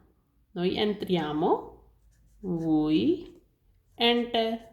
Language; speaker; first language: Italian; non-native, learner; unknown